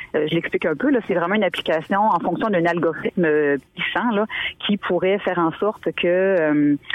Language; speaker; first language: French; native; French